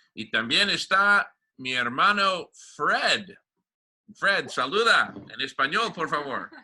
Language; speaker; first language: Spanish; non-native, fluent; English